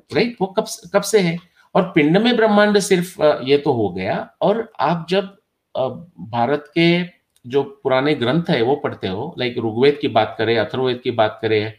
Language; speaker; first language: Hindi; non-native, local second language; Marathi